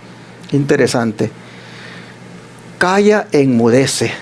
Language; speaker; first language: Spanish; native; Spanish